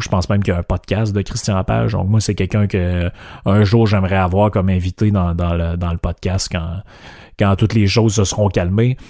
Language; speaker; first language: French; native; French